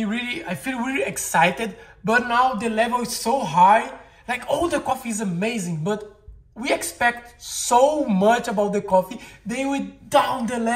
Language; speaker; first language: English; non-native, learner; Portuguese